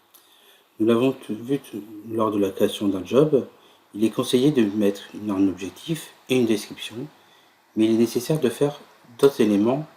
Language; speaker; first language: French; native; French